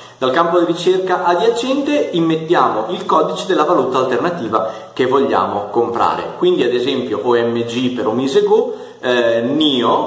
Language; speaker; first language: Italian; native; Italian